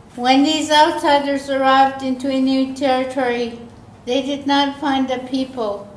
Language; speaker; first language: English; native; English